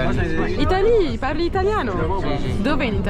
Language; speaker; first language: Italian; non-native, learner; French